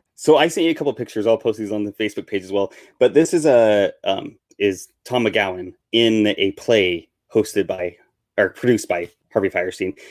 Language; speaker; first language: English; native; English